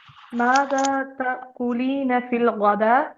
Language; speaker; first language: Arabic; non-native, learner; Tamil